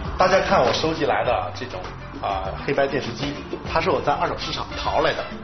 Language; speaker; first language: Chinese; native; Chinese